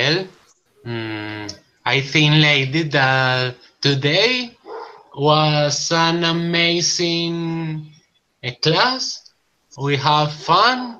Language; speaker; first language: English; non-native, learner; Spanish